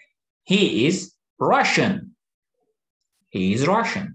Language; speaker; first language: English; non-native, fluent; Turkish